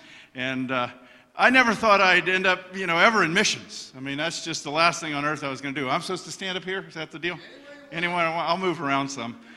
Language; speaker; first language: English; native; English